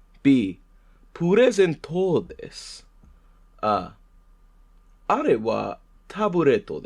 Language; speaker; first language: Japanese; non-native, learner; English